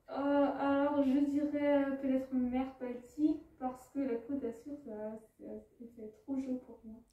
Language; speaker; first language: French; non-native, fluent; German